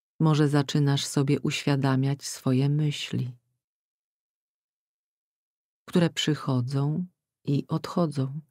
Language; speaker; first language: Polish; native; Polish